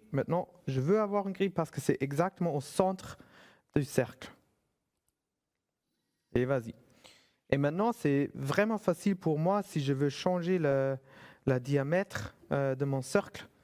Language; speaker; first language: French; non-native, fluent; German